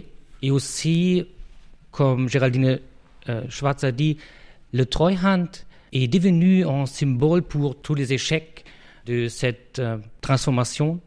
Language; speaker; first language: French; non-native, fluent; German